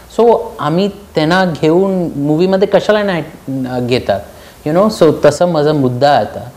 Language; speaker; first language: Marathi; early bilingual, heritage; Marathi